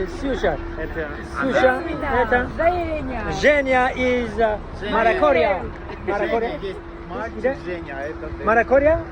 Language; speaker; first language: Russian; non-native, learner; Tajik